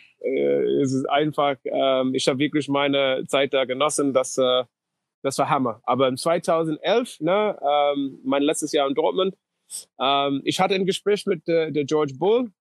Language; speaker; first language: German; non-native, fluent; English